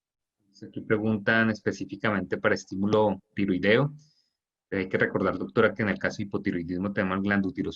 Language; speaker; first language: Spanish; native; Spanish